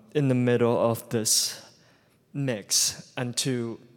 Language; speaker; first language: English; non-native, fluent; Chinese